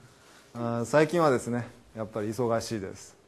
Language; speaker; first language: Japanese; native; Japanese